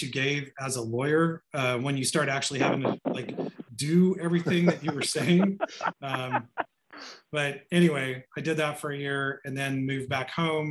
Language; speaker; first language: English; native; English